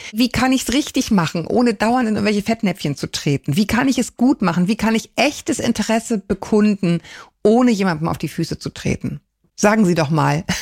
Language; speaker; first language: German; native; German